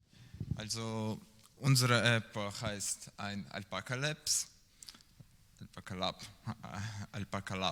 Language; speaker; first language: German; non-native, learner; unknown